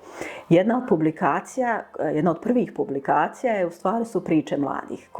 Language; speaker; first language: Bosnian; native; Bosnian